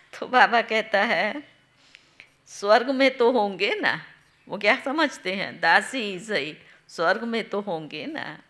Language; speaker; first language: Hindi; non-native, local second language; Gujarati